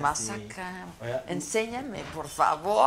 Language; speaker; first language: Spanish; native; Spanish